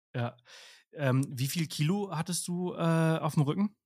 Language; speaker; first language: German; non-native, fluent; Spanish